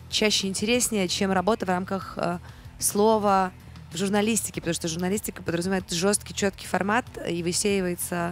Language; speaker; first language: Russian; native; Russian